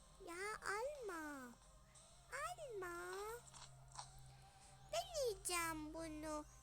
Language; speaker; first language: Turkish; early bilingual, other home language; Arabic